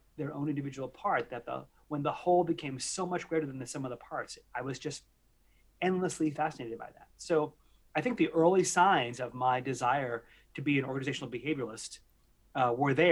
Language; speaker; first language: English; native; English